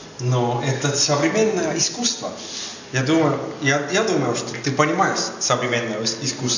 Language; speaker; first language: Russian; non-native, learner; Estonian